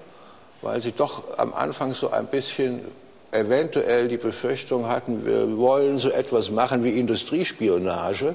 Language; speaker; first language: German; native; German